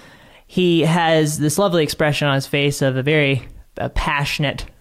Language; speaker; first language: English; native; English